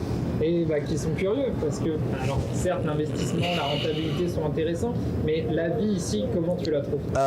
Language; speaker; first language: French; native; French